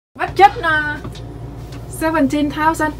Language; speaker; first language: English; non-native, learner; Vietnamese